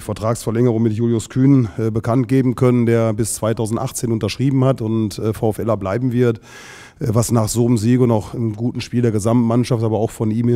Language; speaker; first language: German; native; German